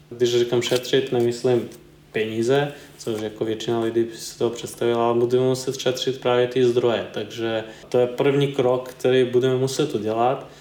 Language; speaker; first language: Czech; non-native, fluent; Serbian